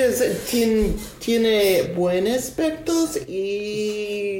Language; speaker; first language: Spanish; non-native, learner; English